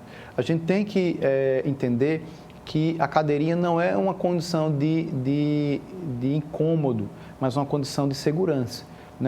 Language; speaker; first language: Portuguese; native; Portuguese